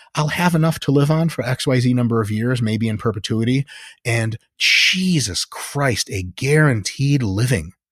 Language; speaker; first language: English; early bilingual, other home language; Russian